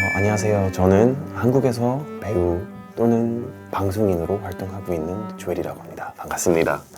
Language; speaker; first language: Korean; non-native, fluent; English